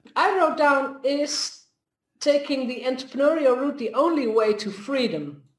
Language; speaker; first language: English; non-native, fluent; Dutch